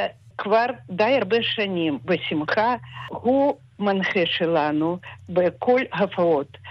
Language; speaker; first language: Hebrew; non-native, fluent; Russian